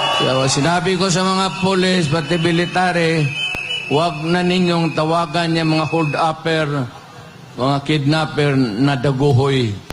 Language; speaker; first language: Filipino; non-native, local second language; Cebuano